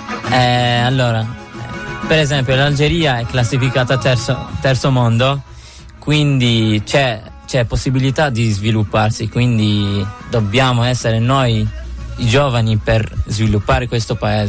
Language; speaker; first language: Italian; non-native, fluent; Arabic